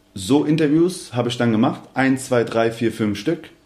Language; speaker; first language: German; native; German